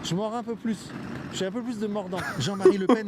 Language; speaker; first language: French; native; French